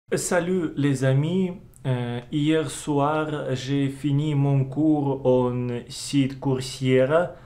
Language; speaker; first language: French; non-native, learner; Russian